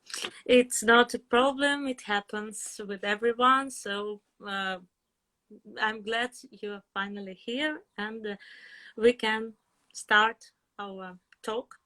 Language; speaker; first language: English; non-native, fluent; Russian